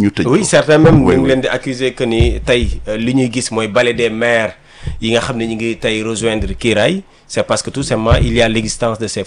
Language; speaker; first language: French; non-native, local second language; Wolof